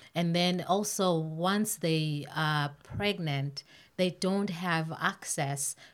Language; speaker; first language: English; non-native, local second language; North Ndebele